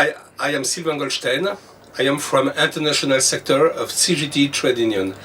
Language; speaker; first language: English; non-native, learner; French